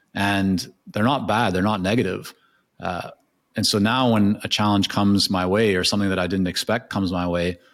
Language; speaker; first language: English; non-native, fluent; Hebrew